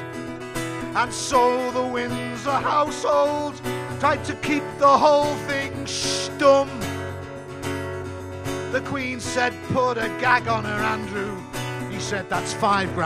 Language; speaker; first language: English; native; English